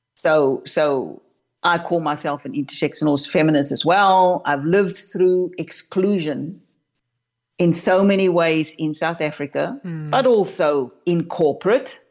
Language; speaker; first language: English; native; English